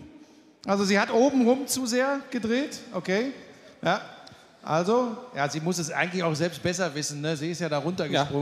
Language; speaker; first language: German; native; German